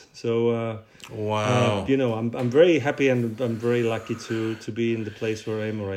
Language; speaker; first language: English; non-native, fluent; Russian